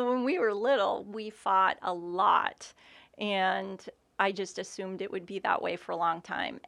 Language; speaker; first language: English; native; English